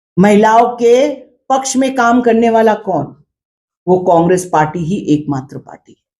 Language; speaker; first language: Hindi; non-native, local second language; Khasi